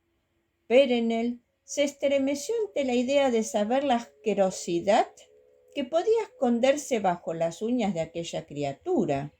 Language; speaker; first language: Spanish; native; Spanish